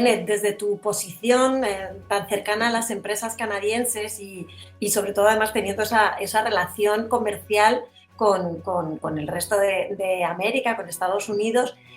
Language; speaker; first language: Spanish; native; Spanish